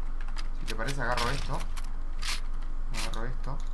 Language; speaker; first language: Spanish; native; Spanish